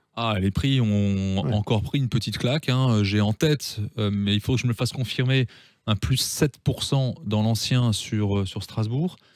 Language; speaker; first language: French; native; French